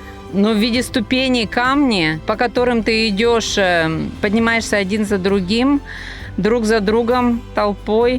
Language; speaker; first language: Russian; native; Russian